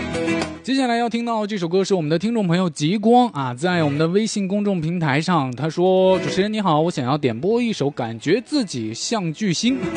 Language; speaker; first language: Chinese; native; Chinese